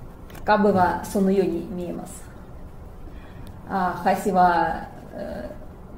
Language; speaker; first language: Japanese; non-native, fluent; Russian